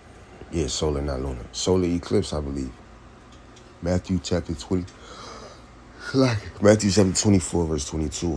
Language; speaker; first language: English; native; English